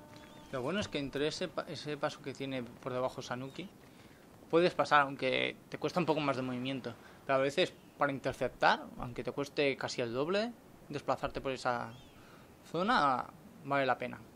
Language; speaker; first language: Spanish; native; Spanish